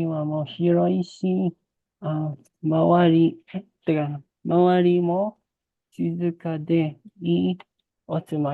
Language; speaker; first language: Japanese; non-native, learner; Filipino